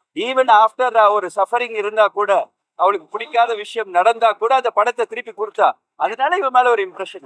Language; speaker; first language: Tamil; native; Tamil